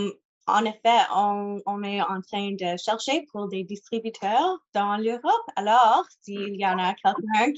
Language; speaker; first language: French; non-native, local second language; English